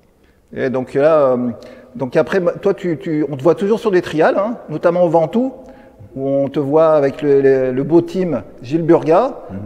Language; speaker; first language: French; native; French